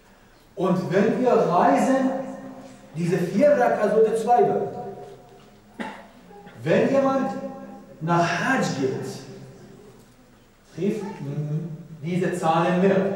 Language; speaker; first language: German; non-native, fluent; Persian